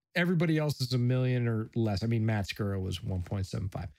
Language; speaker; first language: English; native; English